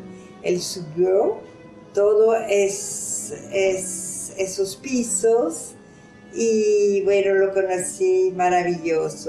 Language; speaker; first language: Spanish; non-native, fluent; French